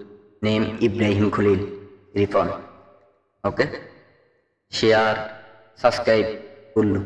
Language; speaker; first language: Arabic; non-native, learner; Bangla